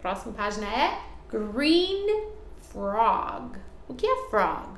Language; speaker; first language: Portuguese; non-native, learner; English